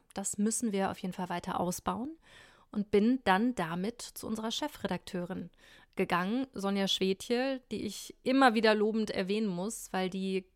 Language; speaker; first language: German; native; German